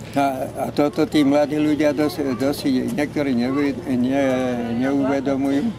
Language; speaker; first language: Slovak; native; Slovak